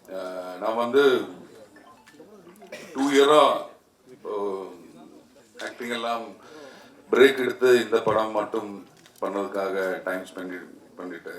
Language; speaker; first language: Tamil; non-native, learner; Malayalam